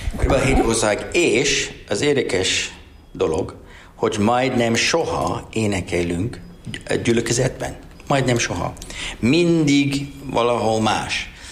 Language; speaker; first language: Hungarian; non-native, learner; English